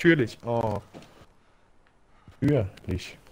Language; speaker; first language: German; native; German